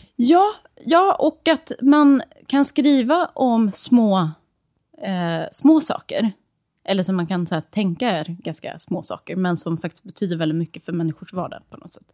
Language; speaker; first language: Swedish; early bilingual, other home language; Serbian